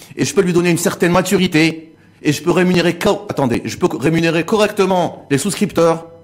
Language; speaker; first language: French; non-native, local second language; Arabic